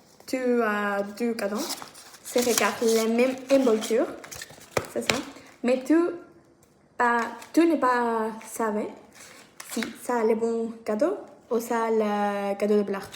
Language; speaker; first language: French; non-native, learner; Spanish